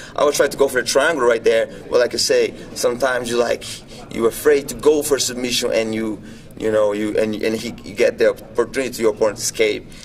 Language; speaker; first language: English; non-native, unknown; Portuguese